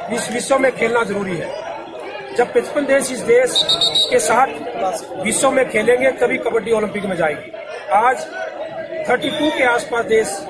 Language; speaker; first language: Hindi; native; Hindi